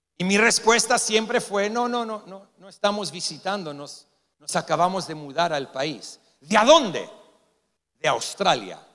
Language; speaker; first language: Spanish; non-native, fluent; English